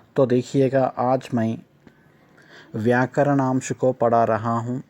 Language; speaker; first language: Hindi; non-native, local second language; Telugu